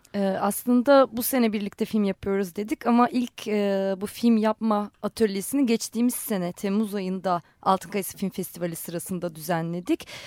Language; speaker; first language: Turkish; non-native, local second language; Armenian